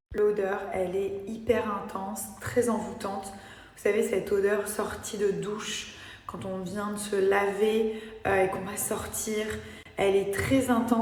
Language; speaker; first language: French; native; French